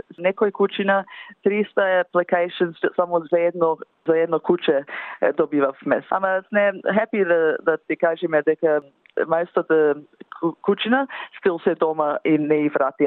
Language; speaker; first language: Macedonian; early bilingual, heritage; English